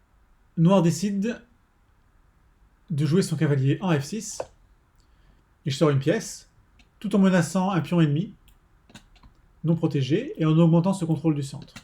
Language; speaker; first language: French; native; French